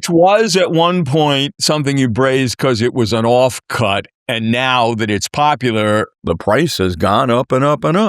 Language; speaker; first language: English; native; English